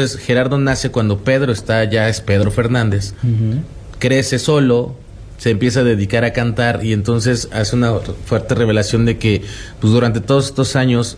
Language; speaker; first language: Spanish; native; Spanish